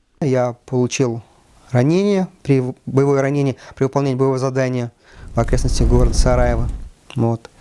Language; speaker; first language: Russian; native; Russian